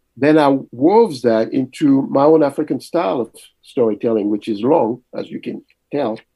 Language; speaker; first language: English; early bilingual, other home language; French